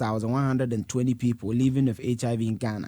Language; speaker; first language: English; non-native, local second language; Akan